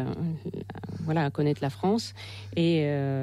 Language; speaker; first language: French; non-native, fluent; Russian